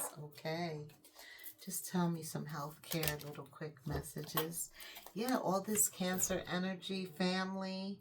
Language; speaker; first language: English; native; English